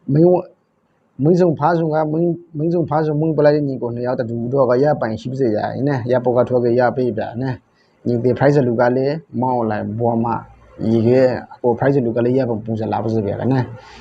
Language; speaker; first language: Burmese; native; Burmese